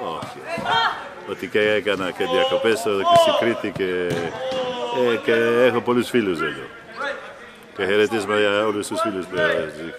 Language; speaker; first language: Greek; non-native, fluent; Polish